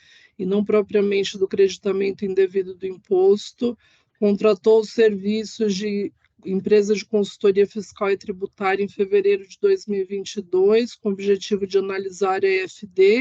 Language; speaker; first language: Portuguese; native; Portuguese